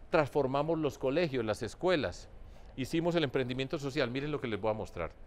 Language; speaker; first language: Spanish; native; Spanish